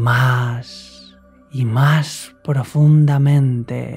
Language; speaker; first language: Spanish; native; Spanish